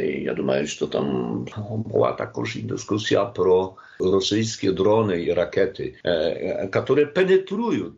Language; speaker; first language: Polish; non-native, learner; Ukrainian